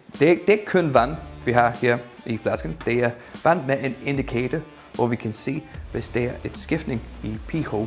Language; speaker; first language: Danish; non-native, fluent; English